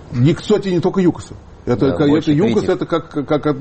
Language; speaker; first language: Russian; native; Russian